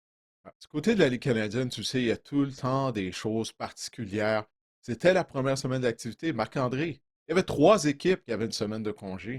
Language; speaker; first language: French; native; French